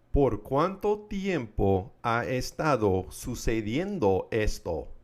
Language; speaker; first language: Spanish; non-native, fluent; English